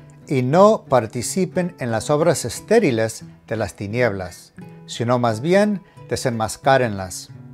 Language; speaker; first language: Spanish; early bilingual, heritage; Spanish